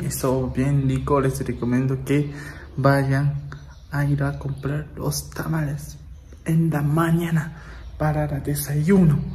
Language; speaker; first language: Spanish; non-native, learner; Japanese